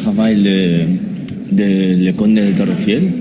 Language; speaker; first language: French; non-native, learner; Spanish